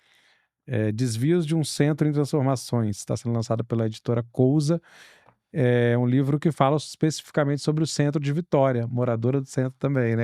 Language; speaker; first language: Portuguese; native; Portuguese